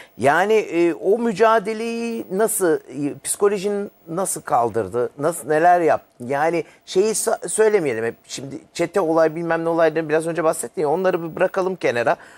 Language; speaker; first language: Turkish; early bilingual, heritage; Turkish